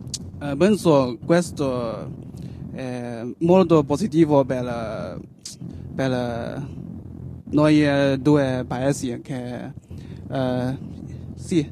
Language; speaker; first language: Italian; non-native, learner; Chinese